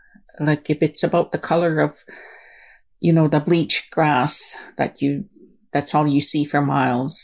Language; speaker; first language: English; non-native, local second language; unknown